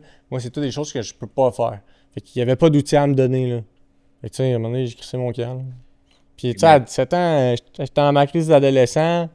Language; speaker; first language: French; native; French